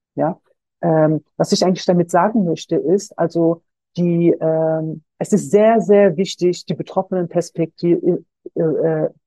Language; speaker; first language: German; native; German